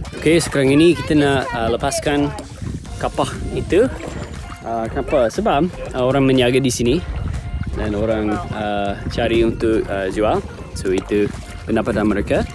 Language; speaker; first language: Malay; non-native, fluent; English